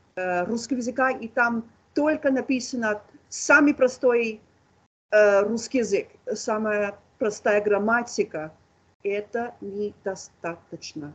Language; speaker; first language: Russian; non-native, fluent; English